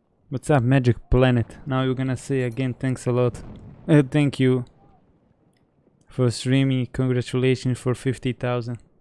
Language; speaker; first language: English; non-native, fluent; Bosnian